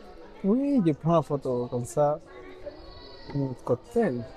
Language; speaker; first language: French; non-native, fluent; Spanish